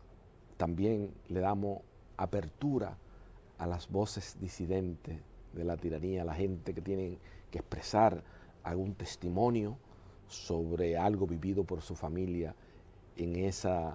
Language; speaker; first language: Spanish; native; Spanish